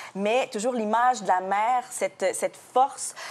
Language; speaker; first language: French; native; French